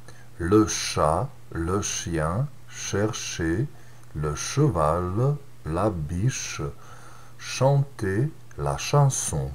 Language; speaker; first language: French; non-native, fluent; Serbian